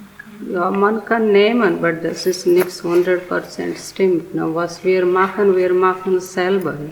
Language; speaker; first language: German; non-native, learner; Telugu